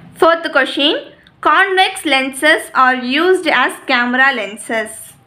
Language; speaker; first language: English; non-native, local second language; Tamil